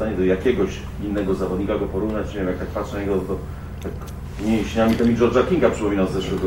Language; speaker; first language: Polish; native; Polish